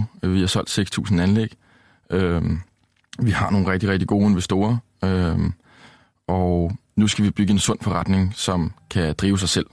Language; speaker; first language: Danish; native; Danish